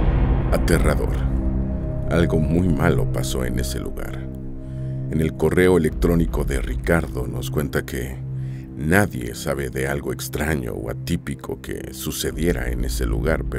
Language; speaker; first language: Spanish; native; Spanish